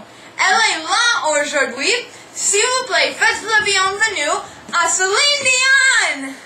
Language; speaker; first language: French; non-native, learner; English